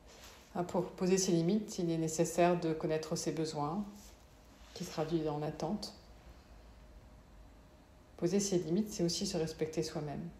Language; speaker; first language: French; native; French